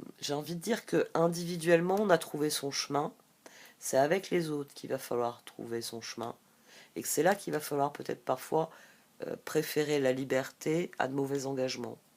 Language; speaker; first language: French; native; French